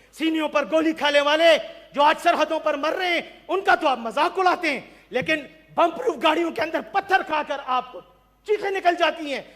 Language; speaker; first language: Urdu; non-native, local second language; Pashto